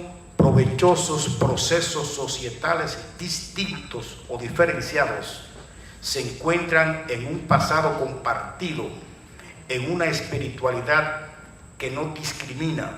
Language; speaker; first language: Spanish; native; Spanish